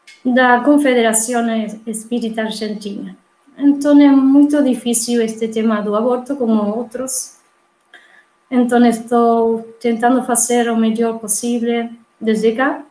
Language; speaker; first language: Portuguese; non-native, fluent; Spanish